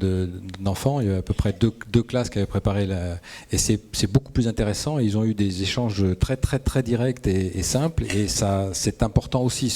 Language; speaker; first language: French; native; French